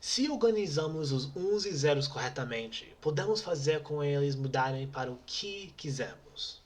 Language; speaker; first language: Portuguese; non-native, fluent; English